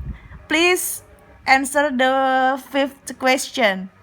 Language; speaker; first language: English; non-native, learner; Indonesian